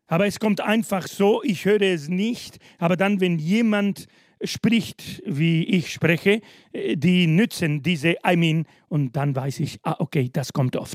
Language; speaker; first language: German; non-native, fluent; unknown